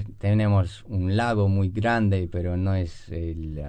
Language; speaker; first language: Spanish; non-native, fluent; English